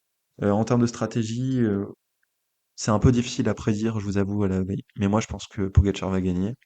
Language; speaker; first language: French; native; French